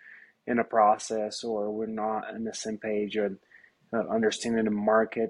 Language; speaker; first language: English; non-native, fluent; Portuguese